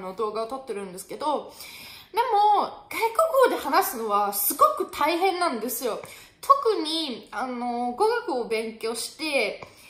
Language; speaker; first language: Japanese; non-native, fluent; German